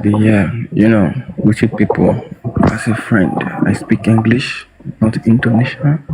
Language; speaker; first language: English; early bilingual, heritage; English